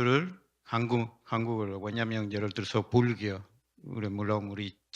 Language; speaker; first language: Korean; non-native, learner; Spanish